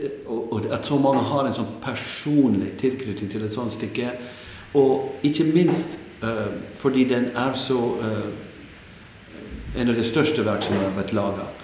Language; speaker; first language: Norwegian; non-native, fluent; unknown